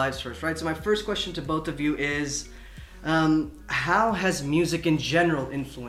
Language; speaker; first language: English; non-native, local second language; Urdu